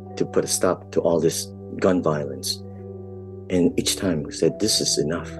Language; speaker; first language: English; non-native, local second language; Filipino